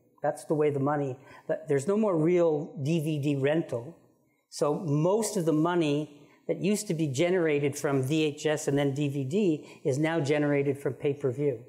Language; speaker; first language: English; native; English